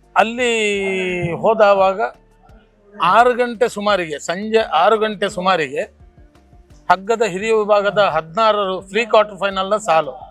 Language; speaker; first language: Kannada; non-native, local second language; Tulu